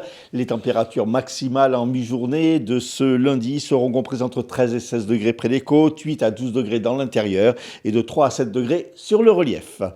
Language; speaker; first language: French; native; French